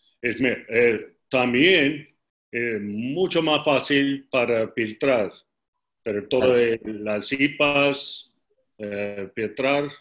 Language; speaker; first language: Spanish; non-native, learner; English